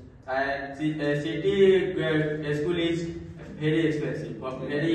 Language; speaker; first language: English; non-native, learner; Hindi